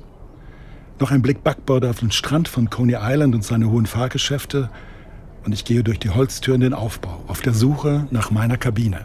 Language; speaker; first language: German; native; German